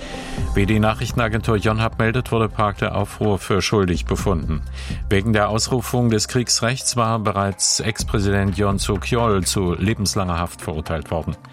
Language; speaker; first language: German; native; German